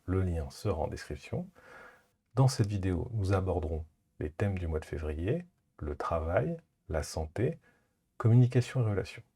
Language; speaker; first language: French; native; French